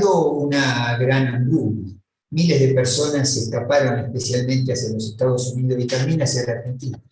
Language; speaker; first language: Spanish; native; Spanish